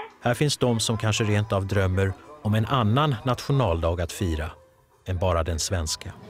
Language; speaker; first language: Swedish; early bilingual, other home language; Polish